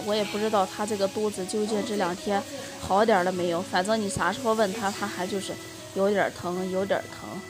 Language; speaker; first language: Chinese; native; Chinese